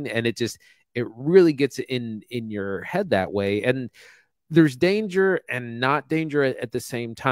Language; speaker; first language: English; native; English